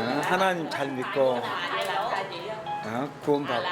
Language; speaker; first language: Korean; native; Korean